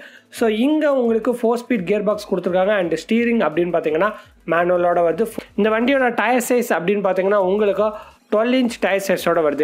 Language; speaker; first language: Tamil; native; Tamil